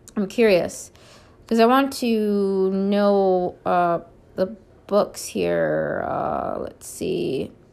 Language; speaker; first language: English; native; English